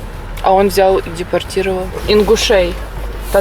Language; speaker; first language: Russian; native; Russian